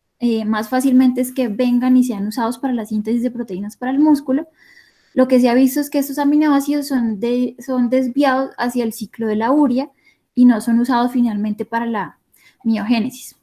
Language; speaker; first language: Spanish; native; Spanish